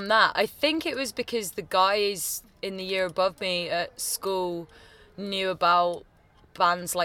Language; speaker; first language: English; native; English